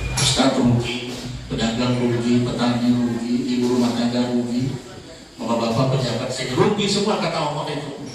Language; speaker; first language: Indonesian; non-native, local second language; Tetum